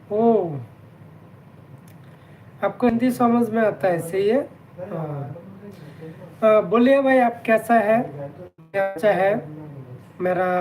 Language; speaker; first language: Hindi; non-native, learner; Bangla